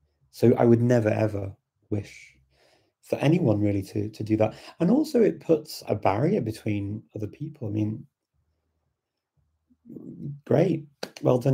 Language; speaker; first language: English; native; English